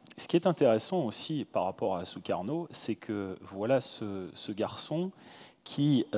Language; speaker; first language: French; native; French